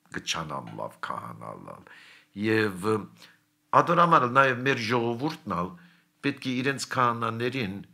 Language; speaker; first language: Armenian; early bilingual, heritage; Armenian